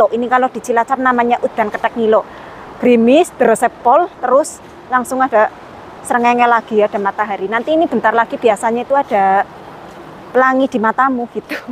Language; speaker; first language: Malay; non-native, local second language; Javanese